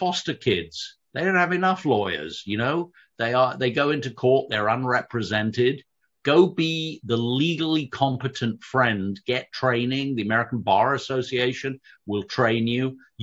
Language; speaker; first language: English; native; English